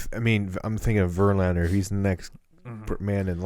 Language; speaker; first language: English; native; English